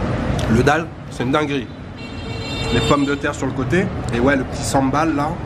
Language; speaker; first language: French; native; French